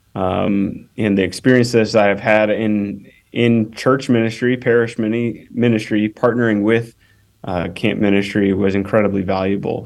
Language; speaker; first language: English; native; English